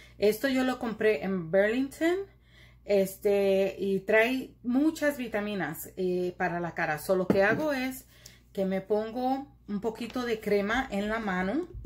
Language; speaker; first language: Spanish; early bilingual, heritage; Spanish